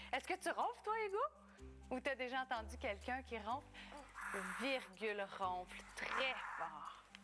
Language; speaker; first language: French; native; French